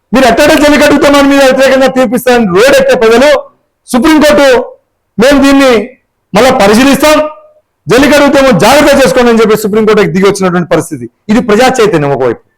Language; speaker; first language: Telugu; non-native, local second language; Lambadi